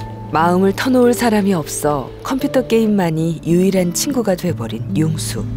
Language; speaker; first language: Korean; native; Korean